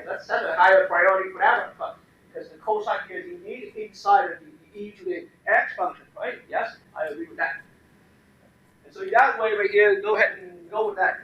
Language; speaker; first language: English; non-native, fluent; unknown